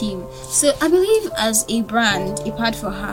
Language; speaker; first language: English; non-native, local second language; Yoruba